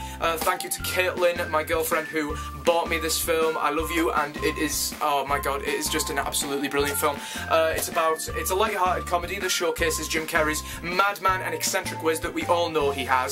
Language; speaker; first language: English; native; English